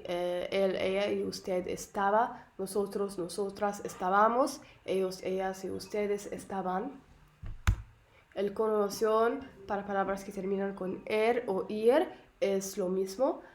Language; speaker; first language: Spanish; non-native, learner; Arabic